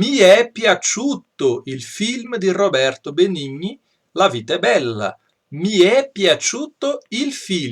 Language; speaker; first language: Italian; non-native, fluent; Portuguese